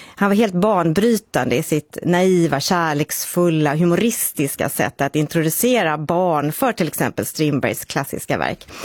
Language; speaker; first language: Swedish; native; Swedish